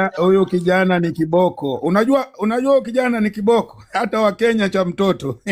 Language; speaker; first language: Swahili; native; Swahili